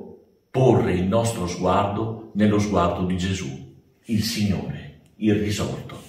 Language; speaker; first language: Italian; native; Italian